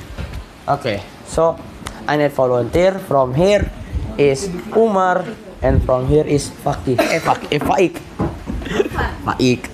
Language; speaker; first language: English; non-native, learner; Indonesian